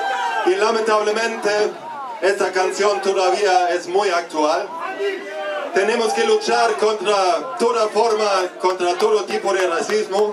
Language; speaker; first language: Spanish; non-native, learner; German